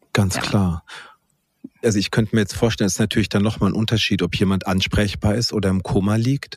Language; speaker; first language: German; native; German